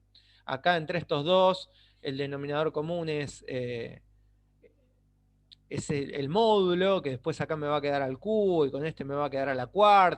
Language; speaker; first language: Spanish; native; Spanish